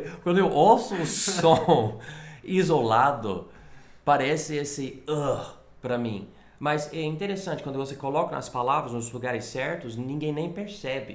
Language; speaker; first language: Portuguese; non-native, fluent; English